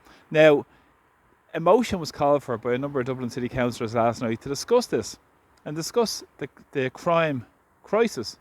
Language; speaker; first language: English; native; English